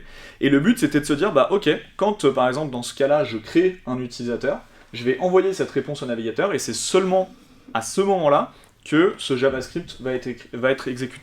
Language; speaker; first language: French; native; French